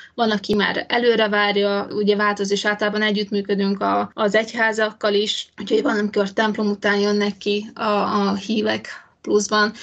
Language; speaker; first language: Hungarian; native; Hungarian